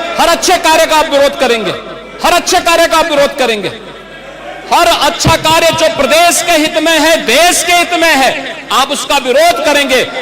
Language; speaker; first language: Hindi; native; Hindi